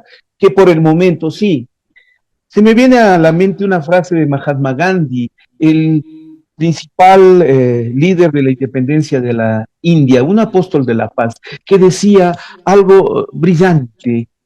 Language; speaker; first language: Spanish; native; Spanish